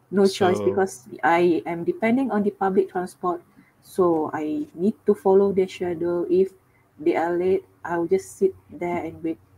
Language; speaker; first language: English; non-native, local second language; Cantonese